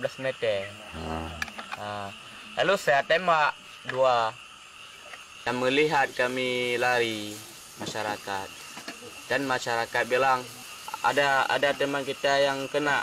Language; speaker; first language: Indonesian; non-native, local second language; Achinese